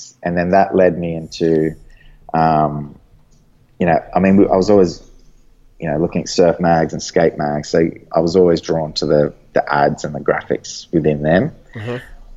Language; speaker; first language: English; native; English